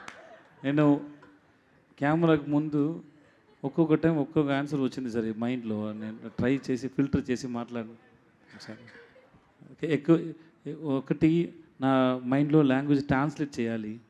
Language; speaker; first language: Telugu; non-native, learner; Tamil